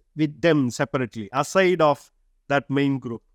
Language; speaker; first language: English; non-native, local second language; Tamil